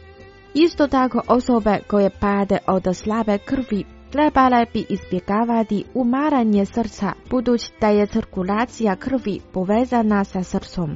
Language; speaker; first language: Croatian; non-native, fluent; Chinese